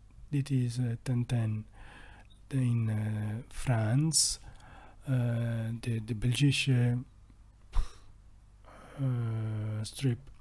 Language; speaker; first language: Dutch; non-native, learner; Italian